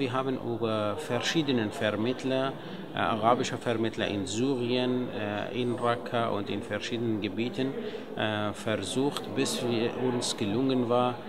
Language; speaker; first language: German; non-native, fluent; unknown